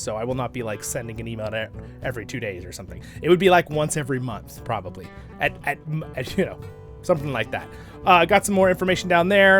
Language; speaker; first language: English; native; English